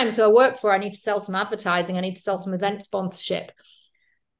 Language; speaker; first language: English; native; English